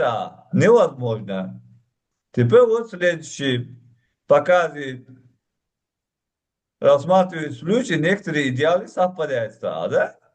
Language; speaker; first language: Russian; non-native, local second language; Uzbek